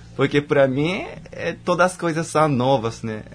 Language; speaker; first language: Portuguese; non-native, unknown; Japanese